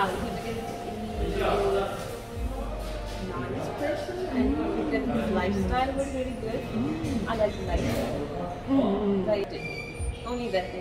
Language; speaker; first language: English; early bilingual, other home language; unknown